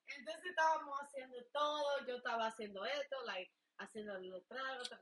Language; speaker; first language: Spanish; native; Spanish